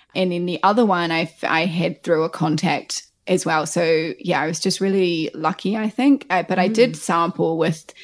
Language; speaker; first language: English; native; English